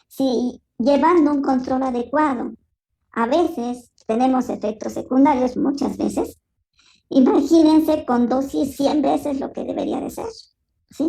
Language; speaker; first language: Spanish; native; Spanish